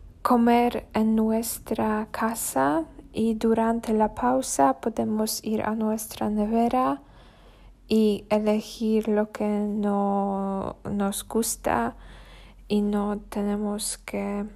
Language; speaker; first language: Spanish; non-native, learner; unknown